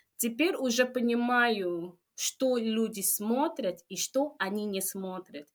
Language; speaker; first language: Russian; non-native, fluent; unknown